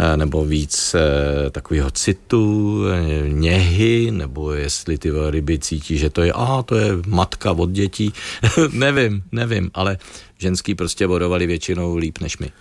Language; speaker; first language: Czech; native; Czech